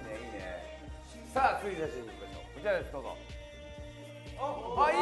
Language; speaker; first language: Japanese; native; Japanese